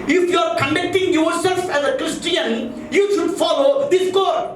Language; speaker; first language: English; non-native, local second language; Telugu